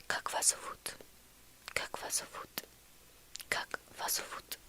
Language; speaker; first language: Russian; non-native, learner; English